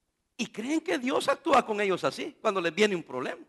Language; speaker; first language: Spanish; native; Spanish